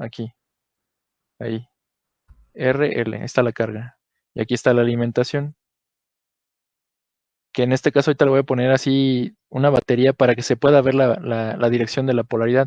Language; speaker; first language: Spanish; native; Spanish